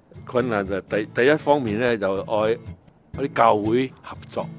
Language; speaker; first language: Cantonese; native; Cantonese